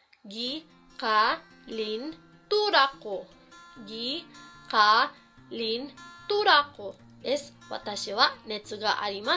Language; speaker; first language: Japanese; non-native, fluent; Filipino